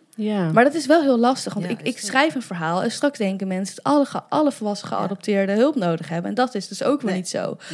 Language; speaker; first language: Dutch; native; Dutch